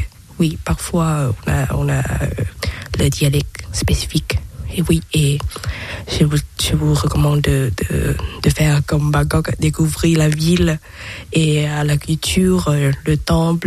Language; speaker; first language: French; non-native, learner; Thai